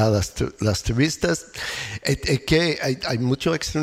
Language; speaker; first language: Spanish; non-native, learner; English